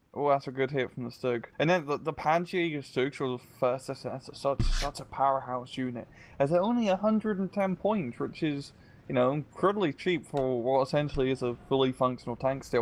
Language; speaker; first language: English; native; English